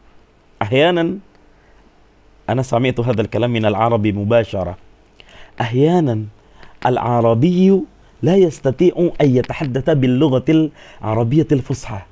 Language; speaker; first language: Arabic; non-native, fluent; Sundanese